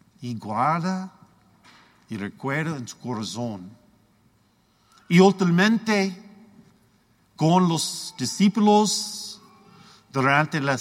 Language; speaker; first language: Spanish; non-native, learner; English